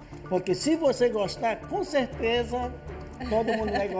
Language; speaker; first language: Portuguese; non-native, fluent; Japanese